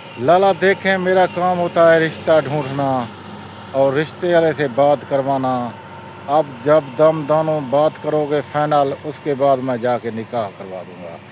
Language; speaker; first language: Urdu; non-native, local second language; Saraiki